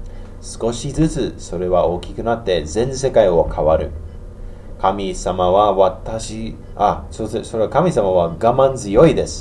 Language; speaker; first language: Japanese; non-native, learner; English